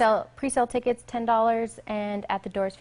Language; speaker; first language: English; native; English